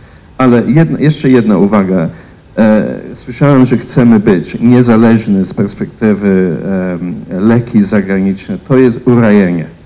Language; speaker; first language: Polish; non-native, fluent; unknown